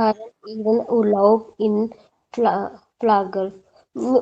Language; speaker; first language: German; non-native, learner; Hindi